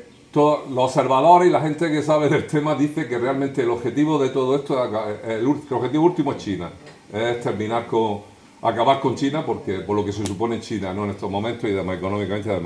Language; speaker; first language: Spanish; native; Spanish